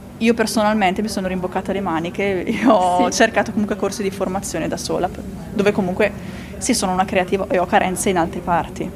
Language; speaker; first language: Italian; native; Italian